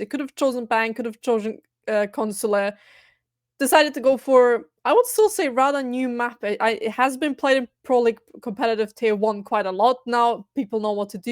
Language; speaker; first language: English; non-native, fluent; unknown